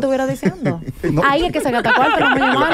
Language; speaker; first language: Spanish; native; Spanish